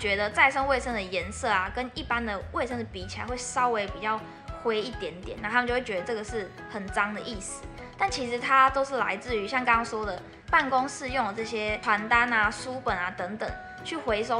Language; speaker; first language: Chinese; native; Chinese